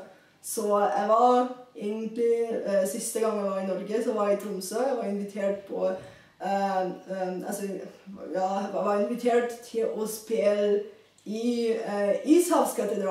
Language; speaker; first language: Norwegian; non-native, fluent; Bulgarian